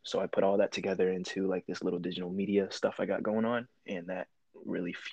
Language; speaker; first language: English; native; English